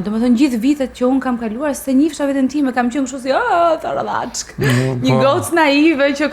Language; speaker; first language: Albanian; native; Albanian